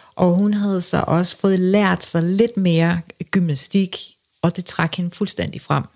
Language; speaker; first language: Danish; early bilingual, other home language; English